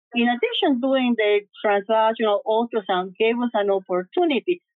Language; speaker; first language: English; early bilingual, other home language; Spanish